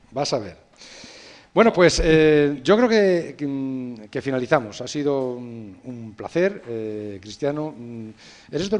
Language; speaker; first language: Spanish; native; Spanish